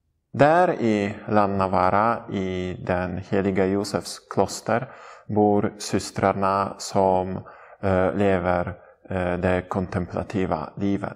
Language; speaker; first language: Swedish; non-native, fluent; Polish